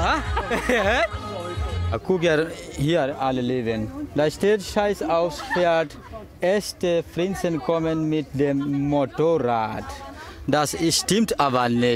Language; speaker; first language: German; non-native, learner; Bangla